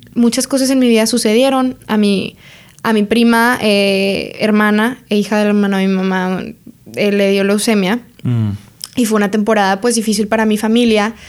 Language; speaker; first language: Spanish; native; Spanish